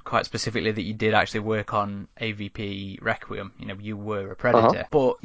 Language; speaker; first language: English; native; English